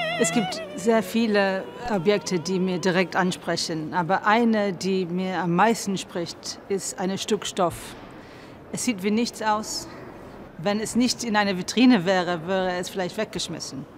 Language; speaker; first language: German; non-native, fluent; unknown